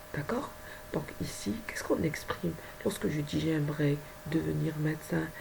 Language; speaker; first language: French; non-native, local second language; Arabic